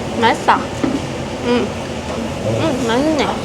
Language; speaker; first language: Korean; non-native, learner; Vietnamese